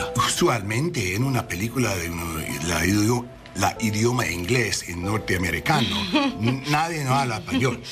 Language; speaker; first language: Spanish; non-native, learner; English